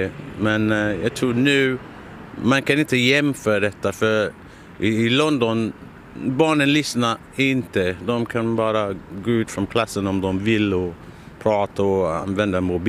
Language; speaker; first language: Swedish; non-native, fluent; English